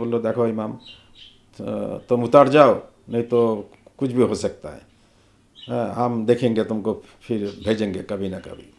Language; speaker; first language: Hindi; non-native, learner; Bangla